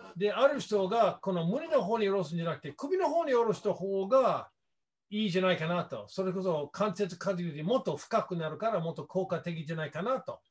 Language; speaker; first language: Japanese; non-native, fluent; English